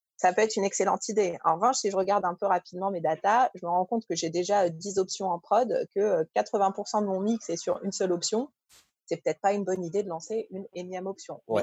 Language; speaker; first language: French; early bilingual, other home language; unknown